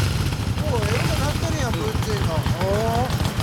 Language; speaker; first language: Japanese; native; Japanese